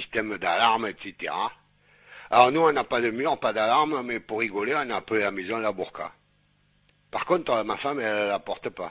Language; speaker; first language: French; native; French